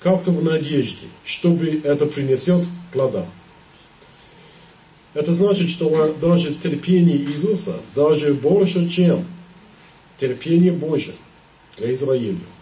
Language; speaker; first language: Russian; non-native, fluent; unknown